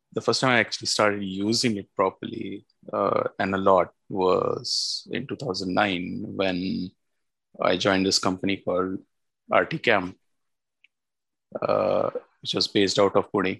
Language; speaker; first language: English; non-native, local second language; Marathi